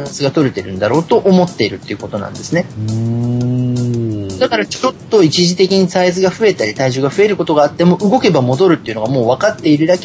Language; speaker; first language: Japanese; native; Japanese